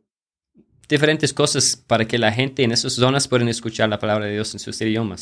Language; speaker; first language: Spanish; non-native, fluent; English